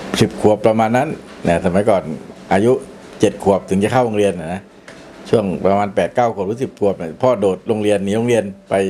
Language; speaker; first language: Thai; native; Thai